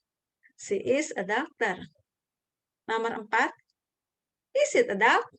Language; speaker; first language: English; non-native, learner; Indonesian